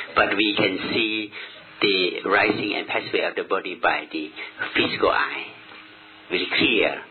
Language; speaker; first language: English; non-native, learner; Thai